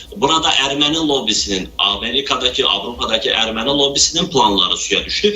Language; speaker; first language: Turkish; non-native, local second language; Azerbaijani